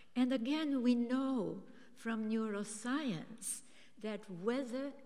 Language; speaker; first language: English; early bilingual, other home language; German